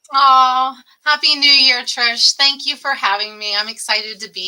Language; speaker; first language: English; native; English